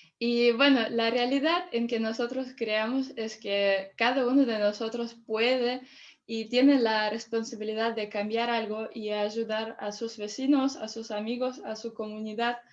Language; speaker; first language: Spanish; non-native, fluent; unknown